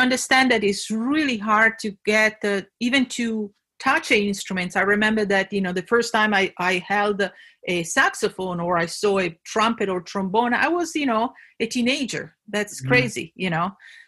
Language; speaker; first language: English; non-native, fluent; Italian